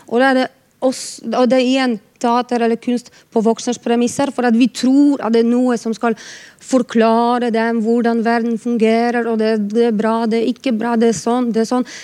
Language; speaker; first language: Norwegian; non-native, fluent; Polish